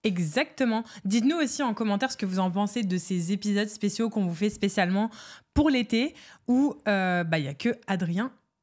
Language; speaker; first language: French; native; French